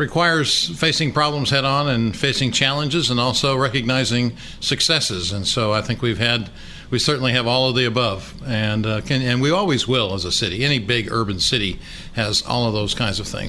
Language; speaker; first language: English; native; English